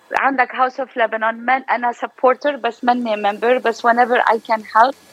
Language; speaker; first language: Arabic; native; Arabic